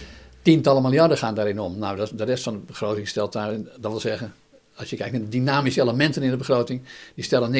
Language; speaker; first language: Dutch; native; Dutch